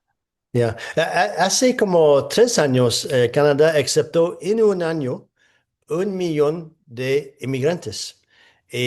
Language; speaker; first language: Spanish; non-native, fluent; English